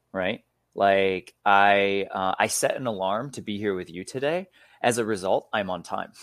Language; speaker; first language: English; native; English